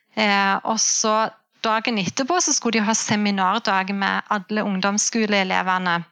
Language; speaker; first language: Norwegian; native; Norwegian